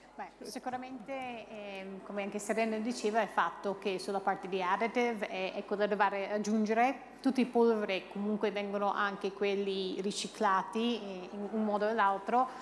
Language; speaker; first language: Italian; non-native, fluent; English